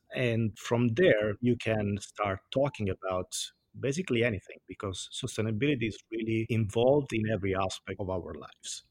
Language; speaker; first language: English; non-native, fluent; Italian